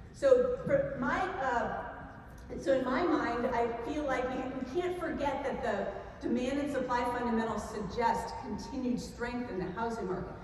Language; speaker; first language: English; native; English